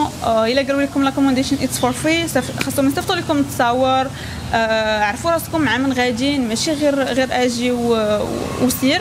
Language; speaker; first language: Arabic; native; Arabic